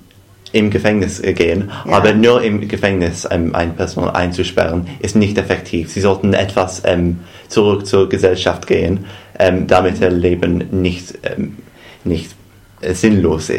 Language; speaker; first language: German; non-native, fluent; English